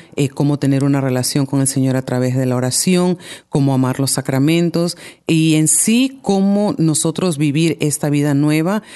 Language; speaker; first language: Spanish; native; Spanish